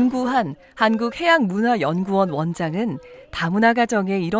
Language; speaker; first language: Korean; native; Korean